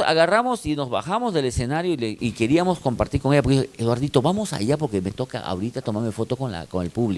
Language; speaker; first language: Spanish; native; Spanish